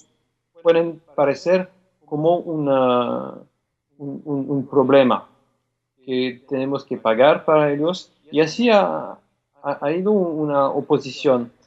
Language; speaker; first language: Spanish; non-native, fluent; French